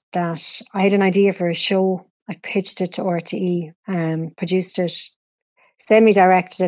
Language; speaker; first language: English; native; English